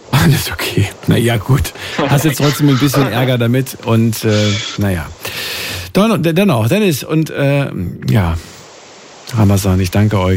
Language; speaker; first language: German; native; German